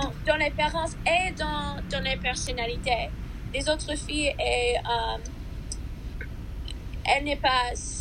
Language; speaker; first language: French; non-native, learner; English